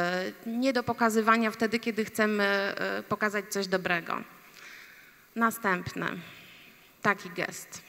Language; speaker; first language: Polish; native; Polish